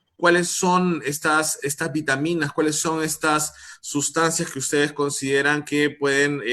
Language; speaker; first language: Spanish; native; Spanish